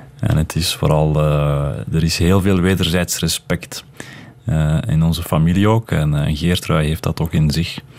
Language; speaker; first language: Dutch; early bilingual, other home language; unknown